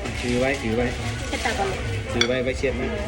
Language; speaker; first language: Thai; native; Thai